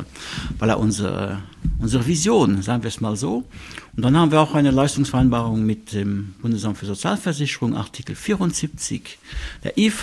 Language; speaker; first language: German; non-native, local second language; Luxembourgish